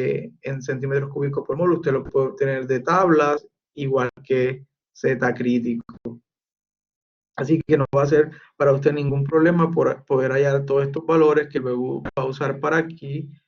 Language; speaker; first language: Spanish; native; Spanish